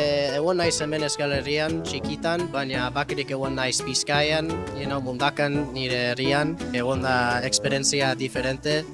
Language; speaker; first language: Basque; early bilingual, heritage; English